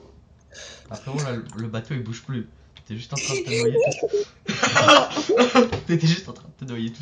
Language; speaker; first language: French; native; French